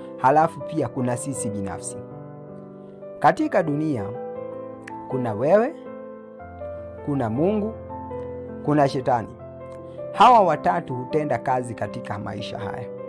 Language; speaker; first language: Swahili; non-native, local second language; Kikuyu